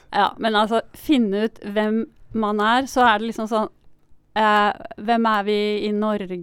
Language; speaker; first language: Norwegian; native; Norwegian